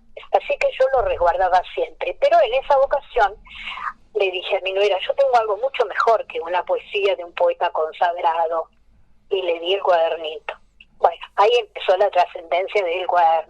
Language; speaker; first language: Spanish; native; Spanish